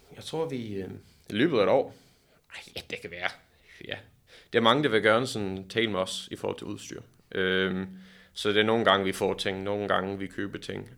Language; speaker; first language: Danish; non-native, fluent; English